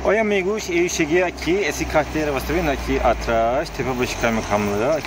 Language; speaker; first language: Portuguese; non-native, learner; Turkish